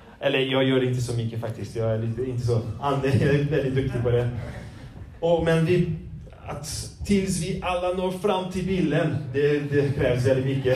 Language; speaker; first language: Swedish; non-native, fluent; Portuguese